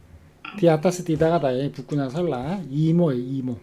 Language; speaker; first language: Indonesian; non-native, fluent; Korean